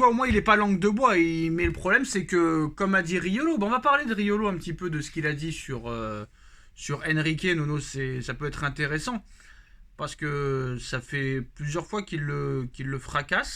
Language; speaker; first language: French; native; French